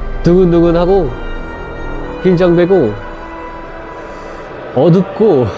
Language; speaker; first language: Korean; non-native, learner; Indonesian